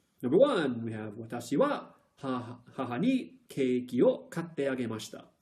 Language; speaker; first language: Japanese; non-native, fluent; English